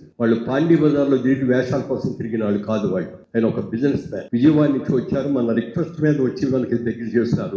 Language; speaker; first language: Telugu; native; Telugu